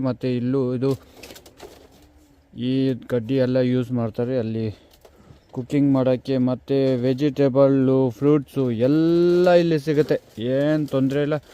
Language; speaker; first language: Kannada; non-native, fluent; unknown